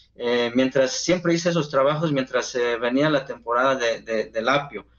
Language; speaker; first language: Spanish; non-native, local second language; Zapotec